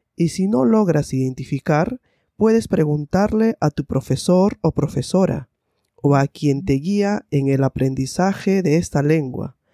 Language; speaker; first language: Spanish; native; Spanish